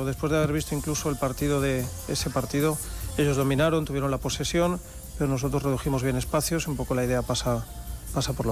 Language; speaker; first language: Spanish; native; Spanish